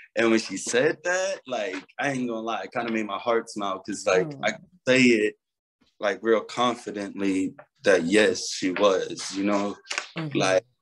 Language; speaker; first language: English; native; English